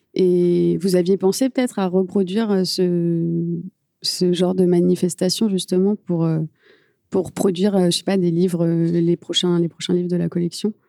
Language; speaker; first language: French; native; French